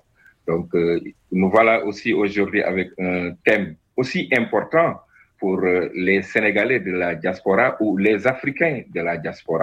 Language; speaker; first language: French; non-native, local second language; Wolof